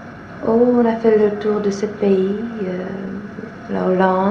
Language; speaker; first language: French; non-native, fluent; English